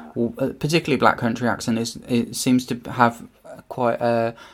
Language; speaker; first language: English; native; English